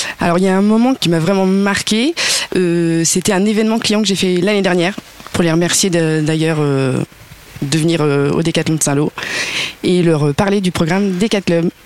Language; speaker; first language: French; native; French